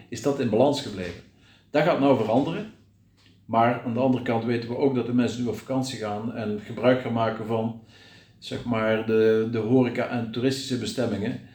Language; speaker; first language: Dutch; native; Dutch